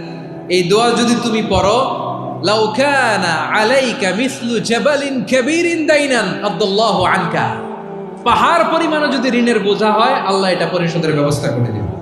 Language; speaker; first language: Bangla; native; Bangla